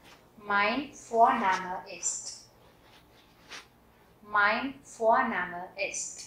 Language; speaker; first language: German; non-native, fluent; Vietnamese